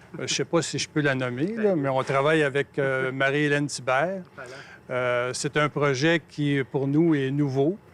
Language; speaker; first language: French; native; French